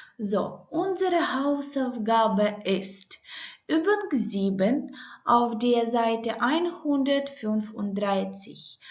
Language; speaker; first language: German; non-native, learner; Ukrainian